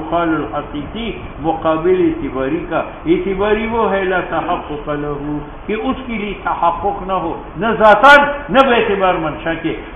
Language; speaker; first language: Urdu; non-native, local second language; Pashto